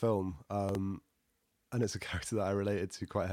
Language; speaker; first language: English; native; English